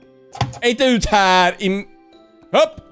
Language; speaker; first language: Swedish; native; Swedish